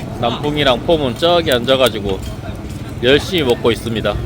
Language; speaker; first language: Korean; native; Korean